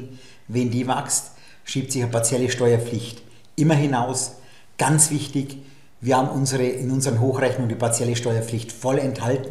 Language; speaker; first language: German; native; German